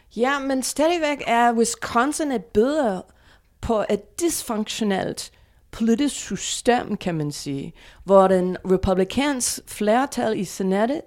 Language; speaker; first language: Danish; non-native, fluent; English